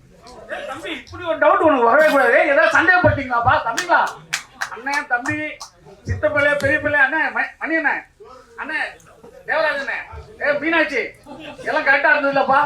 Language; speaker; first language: Tamil; native; Tamil